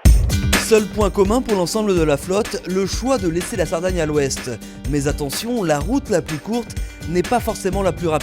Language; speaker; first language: French; native; French